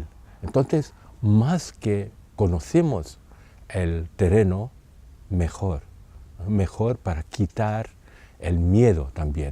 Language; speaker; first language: Spanish; non-native, fluent; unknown